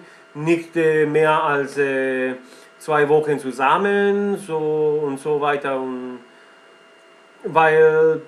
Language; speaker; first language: German; non-native, learner; Spanish